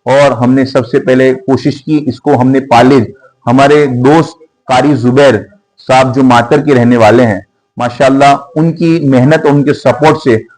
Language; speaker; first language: Urdu; non-native, local second language; Gujarati